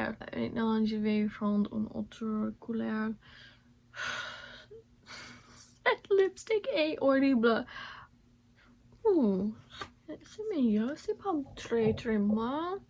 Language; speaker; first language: French; non-native, learner; English